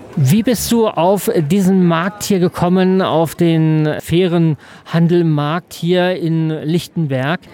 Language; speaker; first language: German; native; German